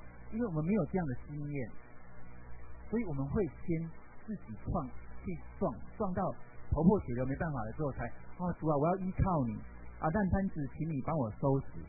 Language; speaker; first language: Chinese; native; Chinese